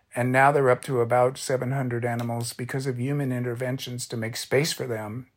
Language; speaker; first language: English; native; English